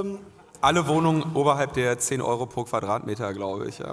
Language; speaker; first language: German; native; German